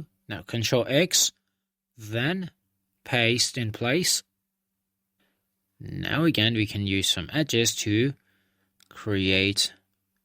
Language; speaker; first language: English; non-native, fluent; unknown